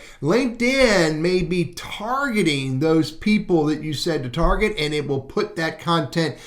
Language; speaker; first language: English; native; English